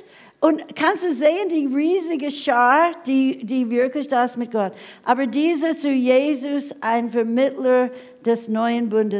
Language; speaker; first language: German; non-native, fluent; English